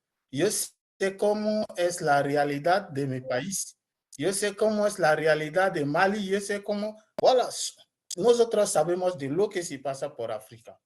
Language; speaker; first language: Spanish; non-native, learner; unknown